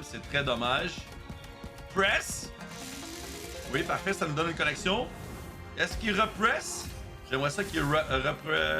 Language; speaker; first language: French; native; French